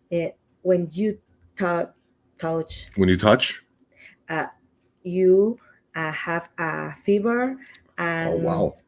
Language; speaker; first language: English; non-native, learner; Spanish